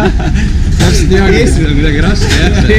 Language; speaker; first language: Estonian; native; Estonian